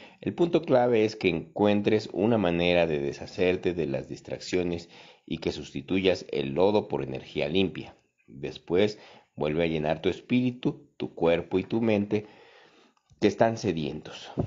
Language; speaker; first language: Spanish; native; Spanish